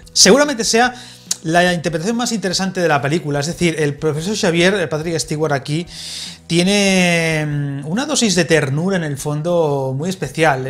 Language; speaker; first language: Spanish; native; Spanish